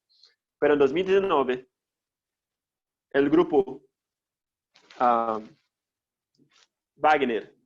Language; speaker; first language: Spanish; non-native, fluent; Portuguese